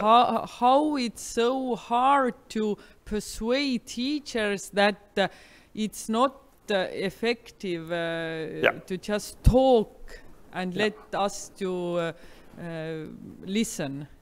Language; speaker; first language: English; non-native, fluent; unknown